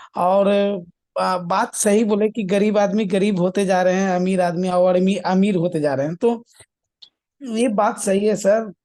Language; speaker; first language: Hindi; native; Hindi